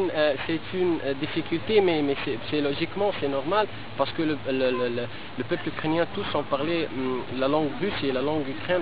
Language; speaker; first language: French; non-native, local second language; Arabic